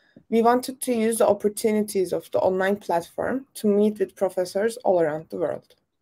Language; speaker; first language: English; non-native, fluent; Turkish